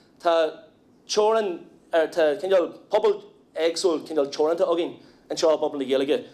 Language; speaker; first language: Irish; non-native, local second language; English